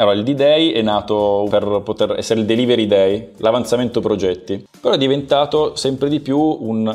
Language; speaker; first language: Italian; native; Italian